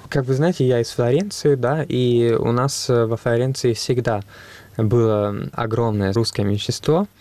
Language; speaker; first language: Russian; non-native, fluent; Italian